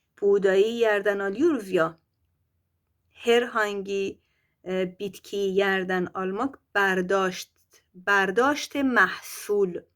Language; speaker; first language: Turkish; non-native, fluent; Persian